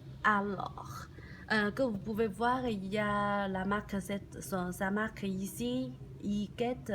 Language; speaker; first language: French; non-native, learner; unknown